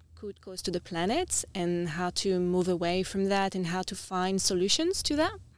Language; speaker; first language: English; non-native, fluent; French